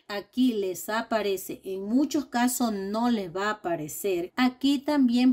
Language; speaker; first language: Spanish; native; Spanish